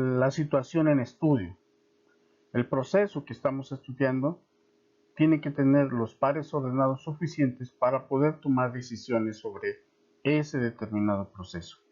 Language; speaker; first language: Spanish; native; Spanish